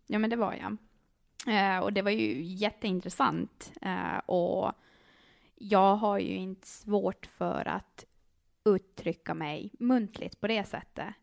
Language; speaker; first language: Swedish; native; Swedish